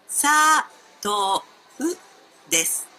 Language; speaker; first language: Japanese; non-native, learner; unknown